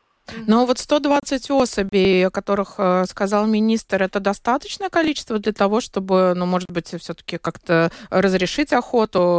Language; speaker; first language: Russian; native; Russian